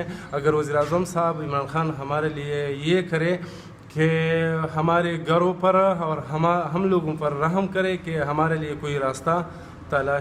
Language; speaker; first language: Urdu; non-native, local second language; Pashto